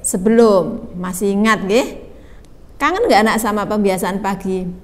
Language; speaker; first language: Indonesian; non-native, local second language; Javanese